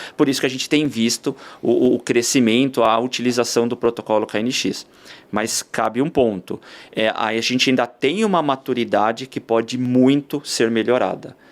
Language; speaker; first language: Portuguese; native; Portuguese